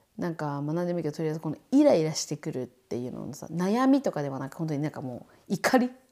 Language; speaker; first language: Japanese; native; Japanese